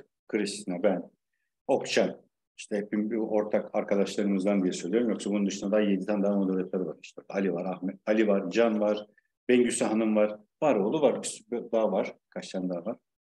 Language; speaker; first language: Turkish; native; Turkish